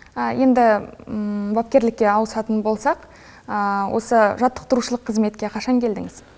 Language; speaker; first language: Kazakh; native; Kazakh